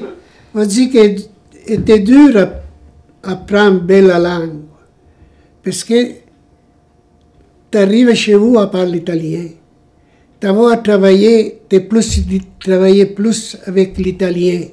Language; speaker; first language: French; non-native, learner; Italian